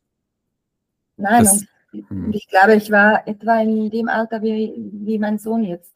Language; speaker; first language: German; native; German